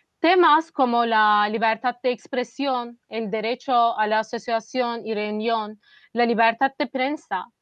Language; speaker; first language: Spanish; non-native, fluent; Turkish